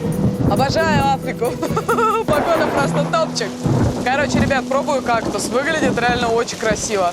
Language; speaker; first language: Russian; native; Russian